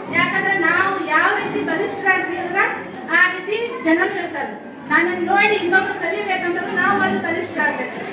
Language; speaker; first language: Kannada; native; Kannada